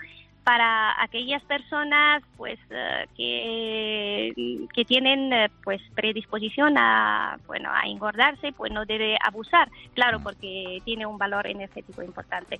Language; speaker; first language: Spanish; non-native, fluent; Arabic